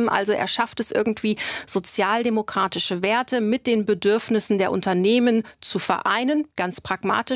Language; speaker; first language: German; native; German